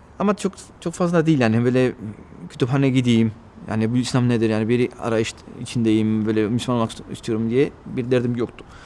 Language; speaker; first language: Turkish; non-native, fluent; Spanish